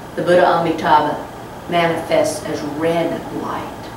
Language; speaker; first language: English; native; English